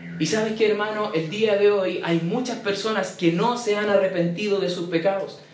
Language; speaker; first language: Spanish; native; Spanish